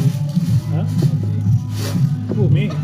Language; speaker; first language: English; non-native, learner; Indonesian